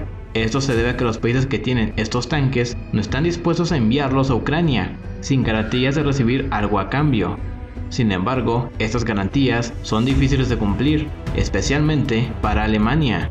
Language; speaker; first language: Spanish; native; Spanish